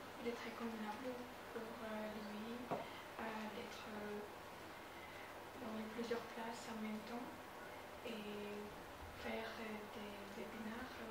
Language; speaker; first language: French; non-native, learner; Russian